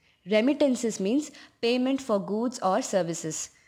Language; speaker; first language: English; non-native, local second language; Tamil